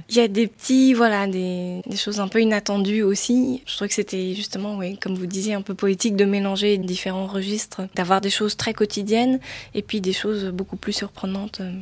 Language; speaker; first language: French; native; French